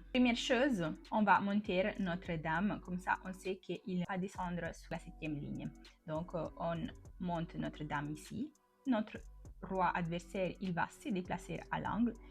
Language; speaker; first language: French; non-native, fluent; Italian